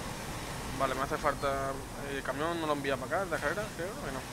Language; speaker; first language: Spanish; native; Spanish